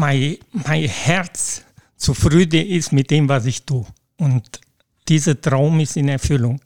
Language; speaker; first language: German; non-native, local second language; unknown